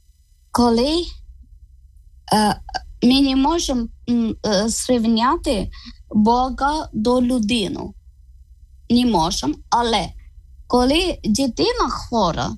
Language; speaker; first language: Ukrainian; non-native, learner; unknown